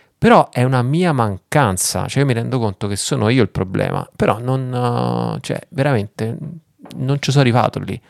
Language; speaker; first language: Italian; native; Italian